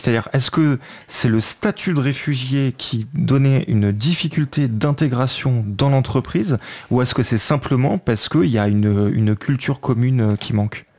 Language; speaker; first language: French; native; French